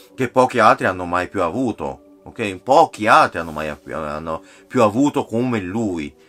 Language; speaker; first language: Italian; non-native, fluent; Korean